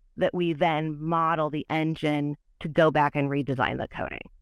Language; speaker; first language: English; native; English